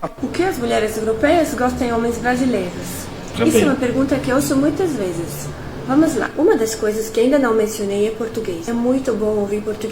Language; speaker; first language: Portuguese; non-native, fluent; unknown